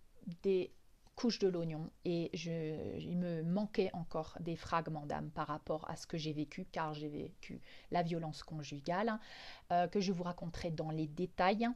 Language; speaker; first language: French; native; French